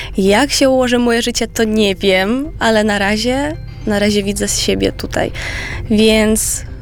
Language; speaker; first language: Polish; non-native, fluent; Romanian